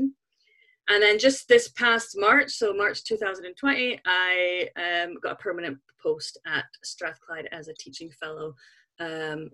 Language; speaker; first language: English; native; English